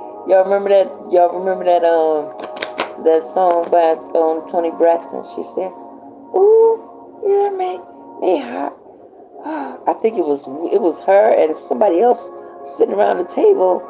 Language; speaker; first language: English; native; English